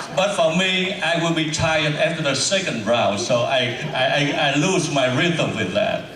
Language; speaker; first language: English; non-native, fluent; Vietnamese